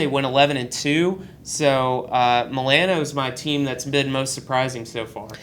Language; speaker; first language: English; native; English